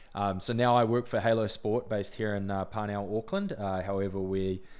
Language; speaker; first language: English; native; English